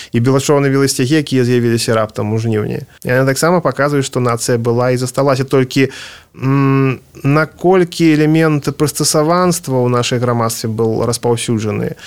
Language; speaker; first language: Belarusian; non-native, local second language; Russian